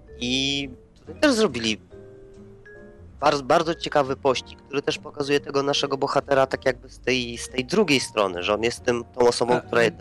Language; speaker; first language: Polish; native; Polish